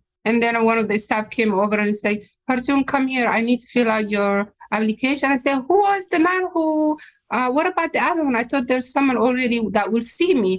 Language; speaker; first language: English; non-native, fluent; Somali